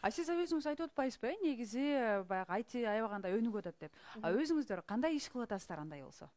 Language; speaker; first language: Kyrgyz; native; Kyrgyz